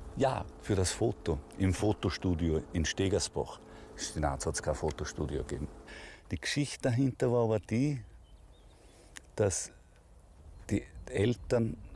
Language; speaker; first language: German; non-native, local second language; Croatian